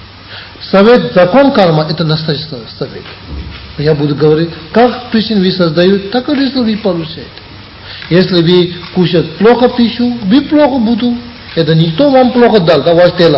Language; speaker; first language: Russian; non-native, learner; Tibetan